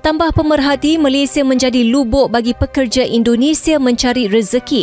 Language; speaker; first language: Malay; native; Malay